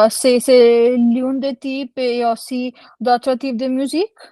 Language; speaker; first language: French; non-native, learner; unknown